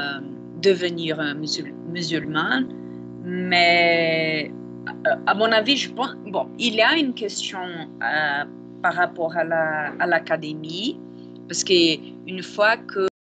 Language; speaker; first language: French; non-native, fluent; Portuguese